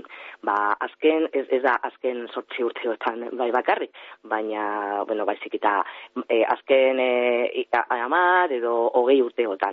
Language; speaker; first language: Basque; non-native, local second language; Spanish